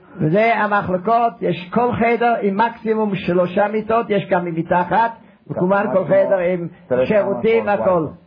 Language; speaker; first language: Hebrew; non-native, fluent; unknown